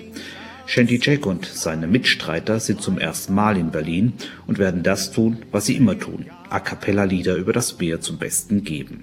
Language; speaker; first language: German; native; German